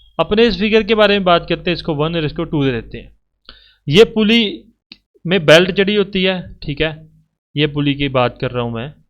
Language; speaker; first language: Hindi; native; Hindi